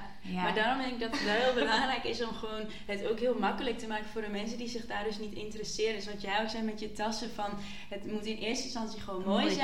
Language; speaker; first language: Dutch; native; Dutch